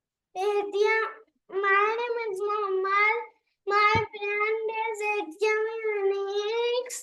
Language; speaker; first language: English; non-native, learner; Urdu